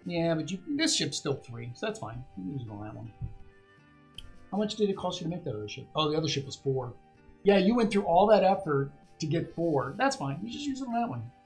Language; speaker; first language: English; native; English